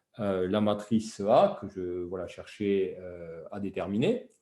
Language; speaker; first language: French; native; French